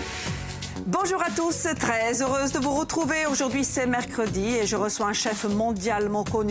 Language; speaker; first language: French; native; French